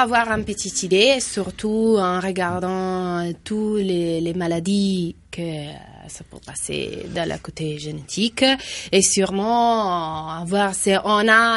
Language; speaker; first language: French; non-native, fluent; Italian